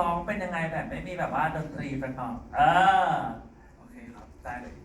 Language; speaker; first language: Thai; native; Thai